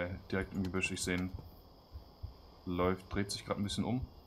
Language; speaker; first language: German; native; German